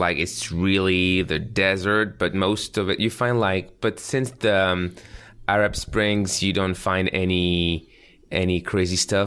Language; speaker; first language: English; non-native, fluent; French